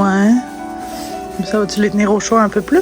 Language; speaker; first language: French; native; French